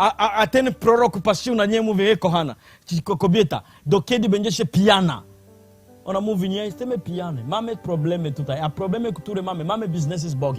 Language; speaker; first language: Polish; non-native, learner; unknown